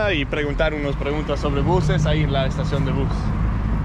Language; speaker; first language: Spanish; non-native, learner; English